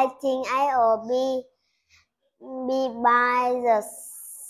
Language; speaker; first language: English; non-native, learner; Vietnamese